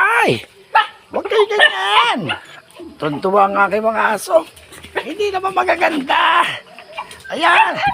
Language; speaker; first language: Filipino; native; Filipino